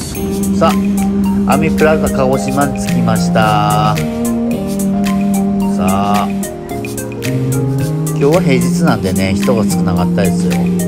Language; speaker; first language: Japanese; native; Japanese